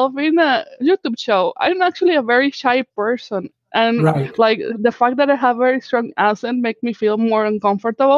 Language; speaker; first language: English; non-native, fluent; Spanish